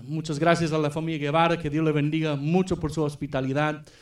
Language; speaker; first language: Spanish; non-native, fluent; English